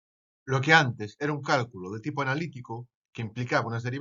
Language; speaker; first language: Spanish; native; Spanish